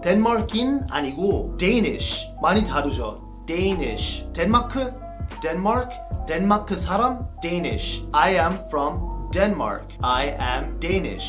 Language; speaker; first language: Korean; non-native, fluent; English